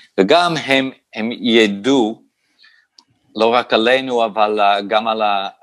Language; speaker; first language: Hebrew; non-native, fluent; English